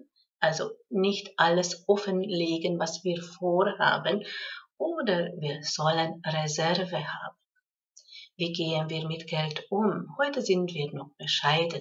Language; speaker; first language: German; non-native, fluent; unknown